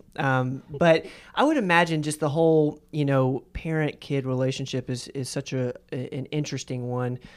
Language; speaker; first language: English; native; English